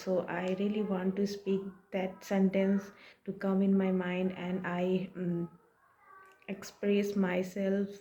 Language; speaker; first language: English; non-native, learner; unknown